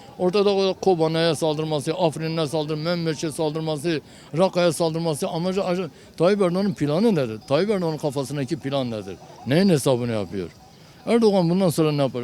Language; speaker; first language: Turkish; non-native, local second language; Kurdish